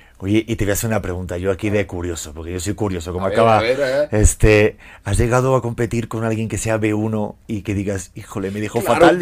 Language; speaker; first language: Spanish; native; Spanish